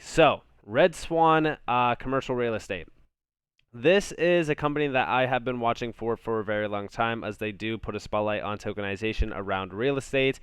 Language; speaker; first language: English; native; English